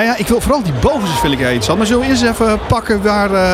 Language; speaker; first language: Dutch; native; Dutch